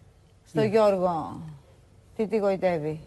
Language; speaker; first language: Greek; native; Greek